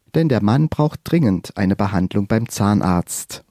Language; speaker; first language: German; native; German